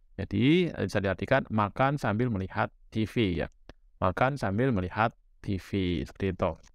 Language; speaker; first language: Indonesian; native; Indonesian